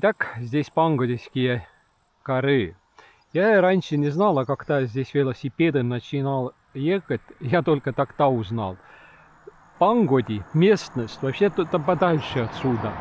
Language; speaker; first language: Russian; non-native, learner; Estonian